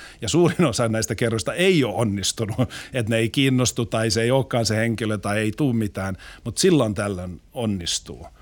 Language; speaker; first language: Finnish; non-native, local second language; Swedish